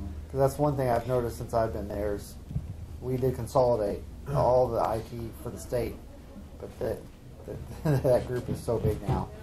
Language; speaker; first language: English; native; English